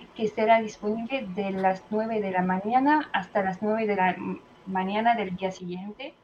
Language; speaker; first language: Spanish; non-native, fluent; French